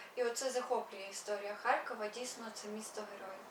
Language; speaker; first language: Ukrainian; native; Ukrainian